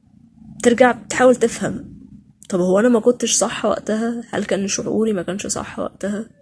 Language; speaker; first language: Arabic; native; Arabic